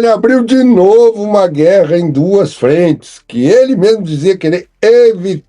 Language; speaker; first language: Portuguese; native; Portuguese